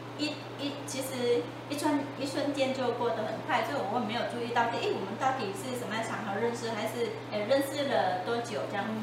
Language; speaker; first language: Chinese; non-native, fluent; Vietnamese